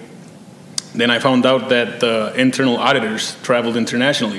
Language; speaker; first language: English; early bilingual, other home language; Spanish